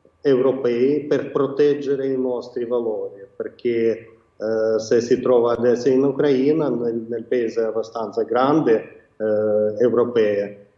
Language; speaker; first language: Italian; non-native, fluent; Ukrainian